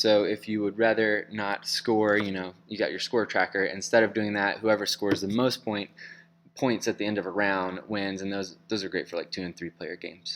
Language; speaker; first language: English; native; English